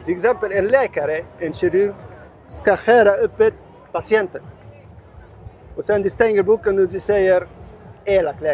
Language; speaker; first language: Swedish; non-native, learner; Arabic